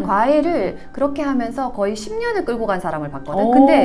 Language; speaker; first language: Korean; native; Korean